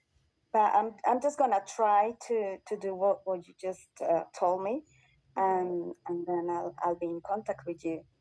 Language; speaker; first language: English; non-native, learner; Spanish